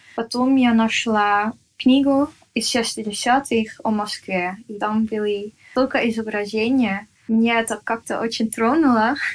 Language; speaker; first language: Russian; non-native, fluent; Dutch